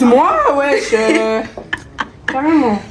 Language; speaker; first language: French; native; French